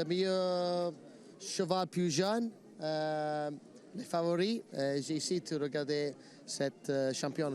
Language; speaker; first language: French; non-native, learner; Italian